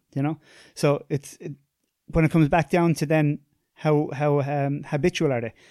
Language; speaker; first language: English; native; English